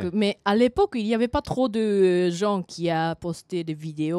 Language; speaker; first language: French; non-native, fluent; Japanese